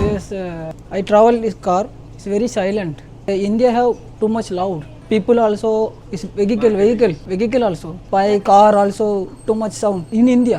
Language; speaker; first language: English; non-native, learner; Hindi